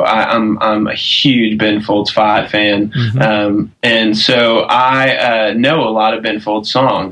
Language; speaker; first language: English; native; English